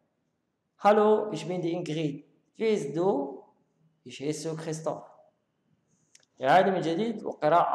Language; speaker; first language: German; non-native, learner; Arabic